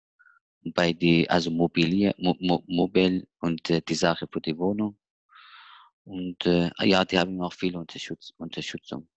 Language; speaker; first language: German; non-native, learner; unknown